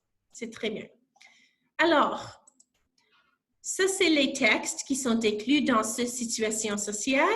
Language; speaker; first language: French; non-native, local second language; English